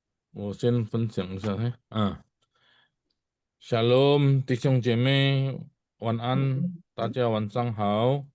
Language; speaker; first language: Chinese; non-native, fluent; Indonesian